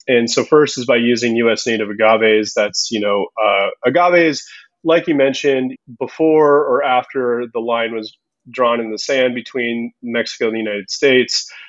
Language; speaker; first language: English; early bilingual, other home language; Spanish